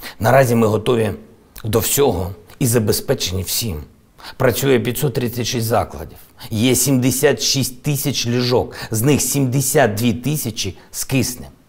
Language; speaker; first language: Ukrainian; non-native, local second language; Russian